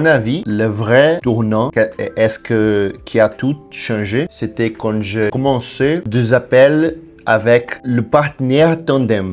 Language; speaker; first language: French; non-native, learner; Portuguese